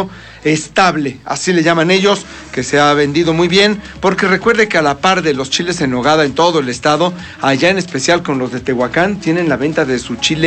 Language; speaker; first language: Spanish; native; Spanish